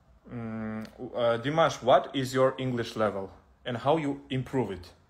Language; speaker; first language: English; non-native, learner; Kazakh